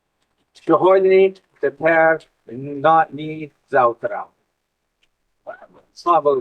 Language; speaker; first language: Ukrainian; early bilingual, heritage; Ukrainian